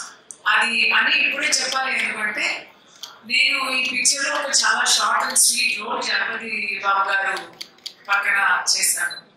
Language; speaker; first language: Telugu; non-native, local second language; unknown